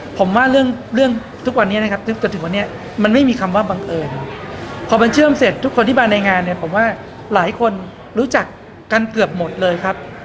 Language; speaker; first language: Thai; native; Thai